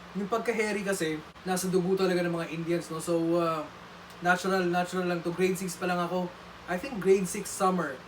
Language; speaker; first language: Filipino; early bilingual, other home language; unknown